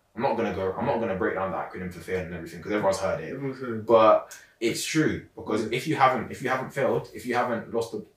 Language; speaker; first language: English; native; English